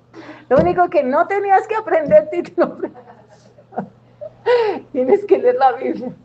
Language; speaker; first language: Spanish; native; Spanish